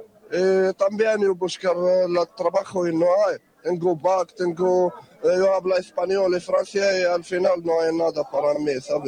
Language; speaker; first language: Spanish; non-native, learner; Arabic